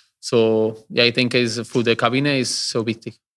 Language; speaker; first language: German; non-native, learner; Spanish